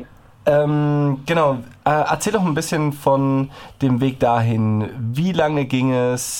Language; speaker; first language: German; native; German